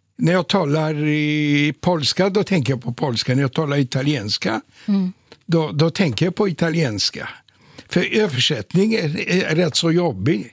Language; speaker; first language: Swedish; non-native, fluent; Polish